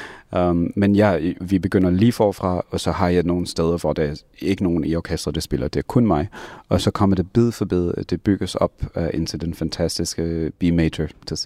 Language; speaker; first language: Danish; non-native, fluent; English